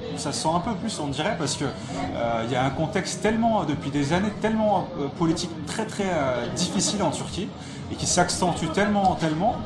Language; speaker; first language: French; native; French